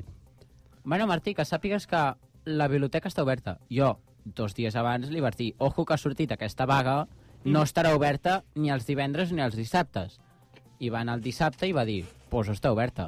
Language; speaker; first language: Catalan; native; Catalan